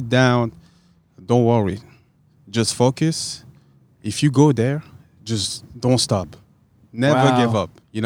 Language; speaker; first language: English; non-native, fluent; French